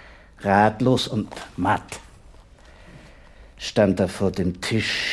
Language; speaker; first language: German; native; German